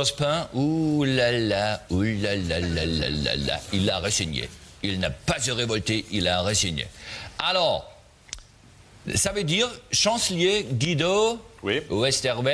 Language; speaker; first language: French; non-native, learner; German